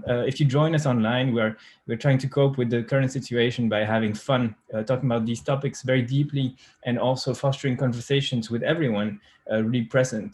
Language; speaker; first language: English; non-native, fluent; French